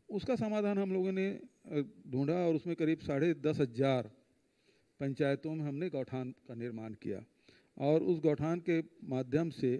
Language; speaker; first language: Hindi; native; Hindi